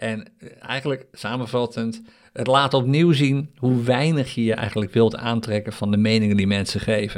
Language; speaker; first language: Dutch; native; Dutch